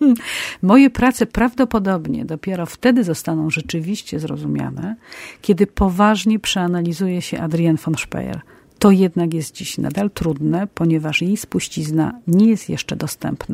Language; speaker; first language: Polish; native; Polish